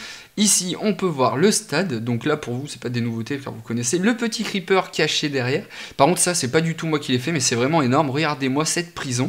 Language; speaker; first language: French; native; French